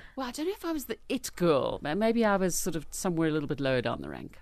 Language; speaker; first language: English; native; English